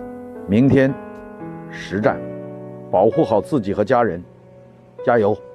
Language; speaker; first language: Chinese; native; Chinese